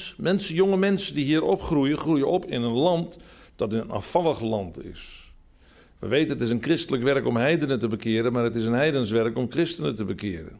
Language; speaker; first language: Dutch; native; Dutch